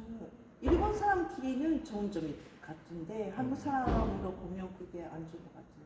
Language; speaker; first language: Korean; non-native, fluent; Japanese